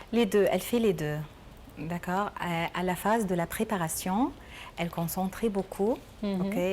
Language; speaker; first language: French; non-native, learner; Arabic